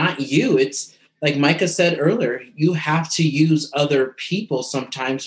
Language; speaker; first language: English; native; English